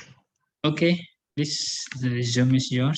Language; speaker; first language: English; non-native, learner; Indonesian